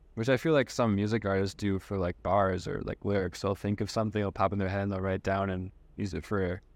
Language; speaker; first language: English; native; English